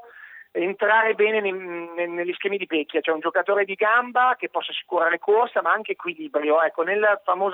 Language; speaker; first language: Italian; native; Italian